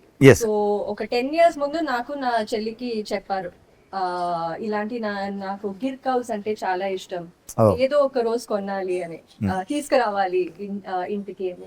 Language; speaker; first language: Telugu; non-native, local second language; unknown